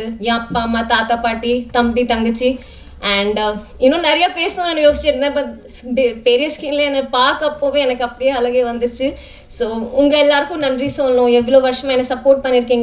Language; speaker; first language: Tamil; non-native, fluent; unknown